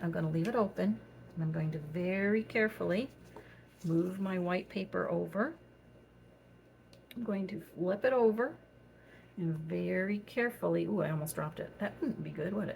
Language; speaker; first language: English; native; English